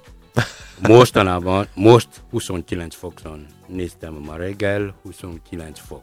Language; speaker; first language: Hungarian; non-native, fluent; Malagasy